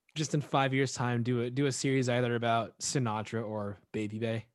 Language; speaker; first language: English; early bilingual, other home language; Filipino